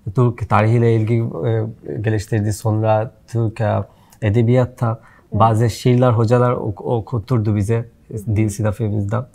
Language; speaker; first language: Turkish; non-native, fluent; Bangla